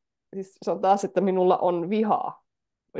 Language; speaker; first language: Finnish; native; Finnish